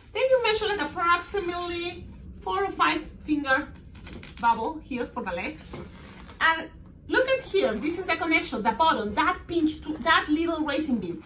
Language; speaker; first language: English; non-native, fluent; Spanish